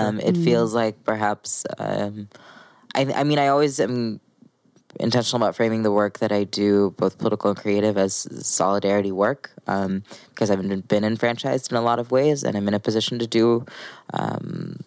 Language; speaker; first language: English; native; English